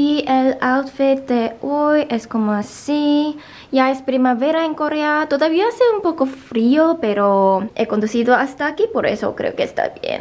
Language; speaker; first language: Spanish; non-native, learner; Korean